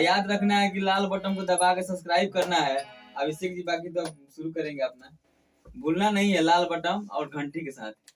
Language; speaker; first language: Hindi; non-native, local second language; Bhojpuri